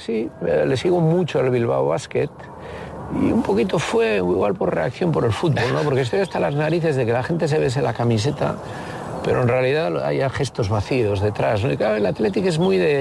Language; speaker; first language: Spanish; native; Spanish